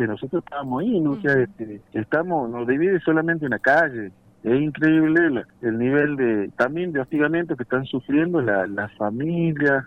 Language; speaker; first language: Spanish; native; Spanish